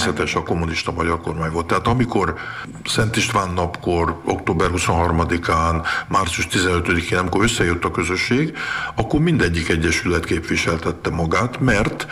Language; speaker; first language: Hungarian; early bilingual, heritage; Hungarian